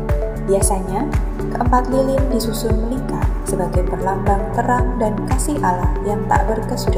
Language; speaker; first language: Indonesian; native; Indonesian